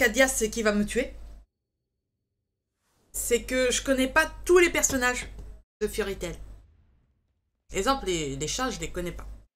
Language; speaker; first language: French; native; French